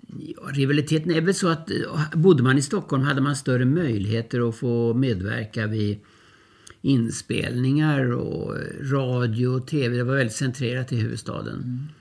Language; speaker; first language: Swedish; early bilingual, other home language; German